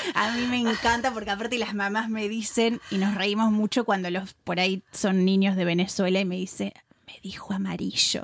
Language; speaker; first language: Spanish; native; Spanish